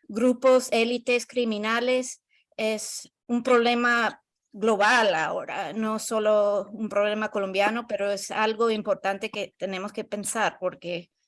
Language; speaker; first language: Spanish; non-native, learner; English